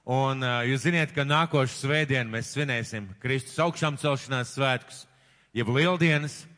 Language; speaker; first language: Latvian; native; Latvian